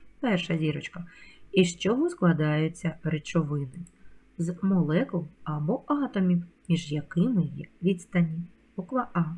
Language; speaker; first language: Ukrainian; native; Ukrainian